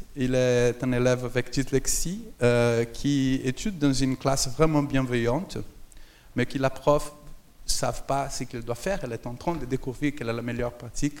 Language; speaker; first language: French; non-native, fluent; Portuguese